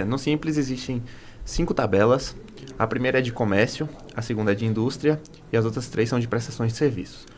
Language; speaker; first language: Portuguese; native; Portuguese